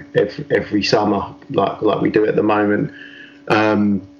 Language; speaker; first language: English; native; English